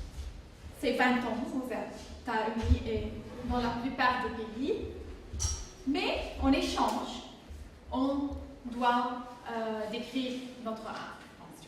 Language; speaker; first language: French; non-native, fluent; English